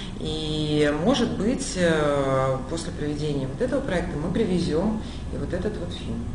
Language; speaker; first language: Russian; native; Russian